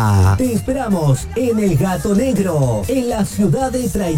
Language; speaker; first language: Spanish; native; Spanish